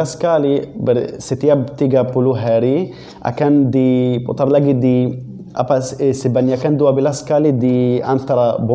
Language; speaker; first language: Indonesian; non-native, fluent; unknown